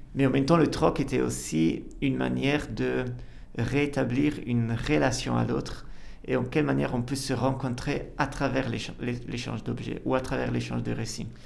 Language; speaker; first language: French; non-native, fluent; Italian